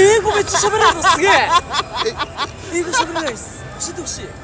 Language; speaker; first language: Japanese; native; Japanese